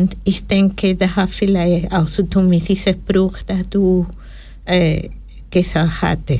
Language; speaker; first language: German; non-native, fluent; Spanish